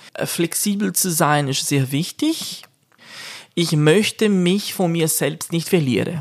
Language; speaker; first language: German; non-native, fluent; Portuguese